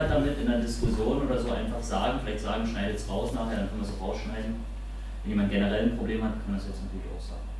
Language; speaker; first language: German; native; German